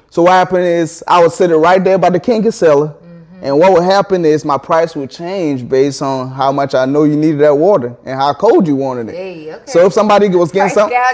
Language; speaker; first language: English; early bilingual, other home language; Akan